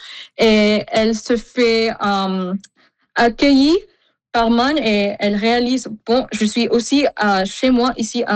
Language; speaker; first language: French; non-native, fluent; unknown